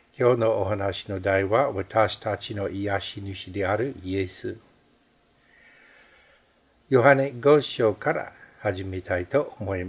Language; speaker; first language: Japanese; non-native, fluent; English